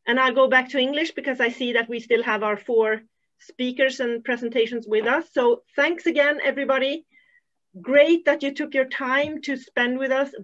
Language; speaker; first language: English; non-native, fluent; Swedish